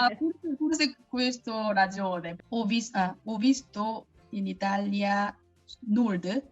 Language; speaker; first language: Italian; non-native, learner; Korean